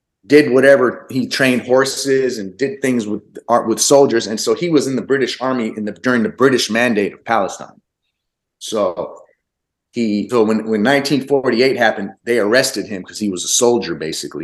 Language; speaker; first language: English; early bilingual, other home language; Arabic